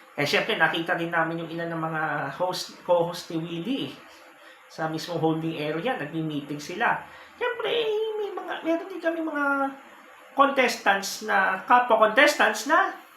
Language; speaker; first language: Filipino; native; Filipino